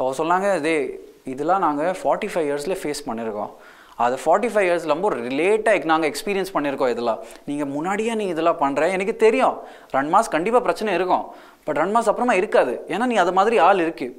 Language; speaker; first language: Tamil; non-native, local second language; Hindi